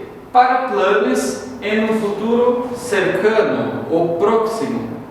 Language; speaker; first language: Spanish; non-native, fluent; Portuguese